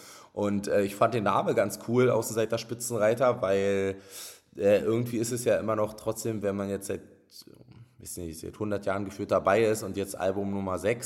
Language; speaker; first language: German; native; German